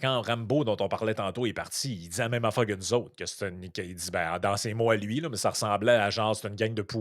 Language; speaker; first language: French; native; French